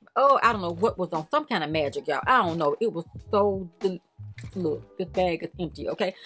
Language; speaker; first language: English; native; English